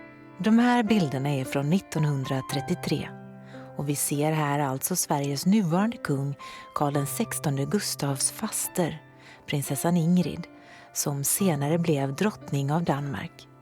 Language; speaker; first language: Swedish; native; Swedish